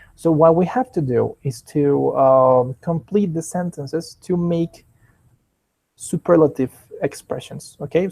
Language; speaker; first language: English; non-native, fluent; Spanish